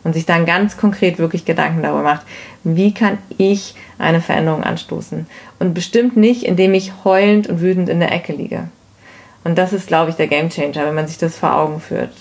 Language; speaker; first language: German; native; German